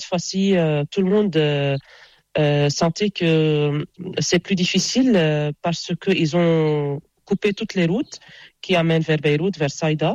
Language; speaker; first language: French; non-native, local second language; Arabic